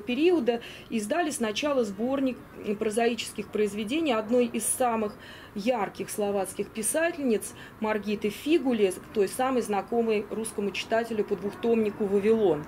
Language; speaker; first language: Russian; native; Russian